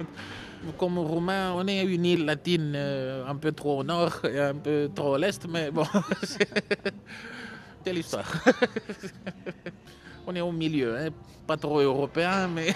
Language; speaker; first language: French; non-native, fluent; Romanian